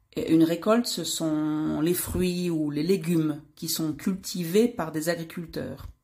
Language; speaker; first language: French; native; French